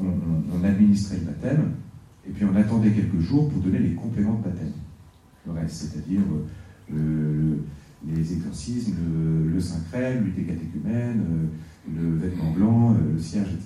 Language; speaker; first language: French; native; French